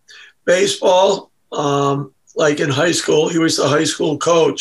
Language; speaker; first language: English; native; English